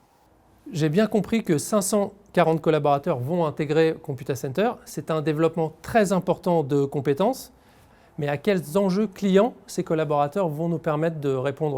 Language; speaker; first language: French; native; French